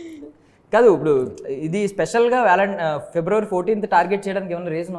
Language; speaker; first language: Telugu; native; Telugu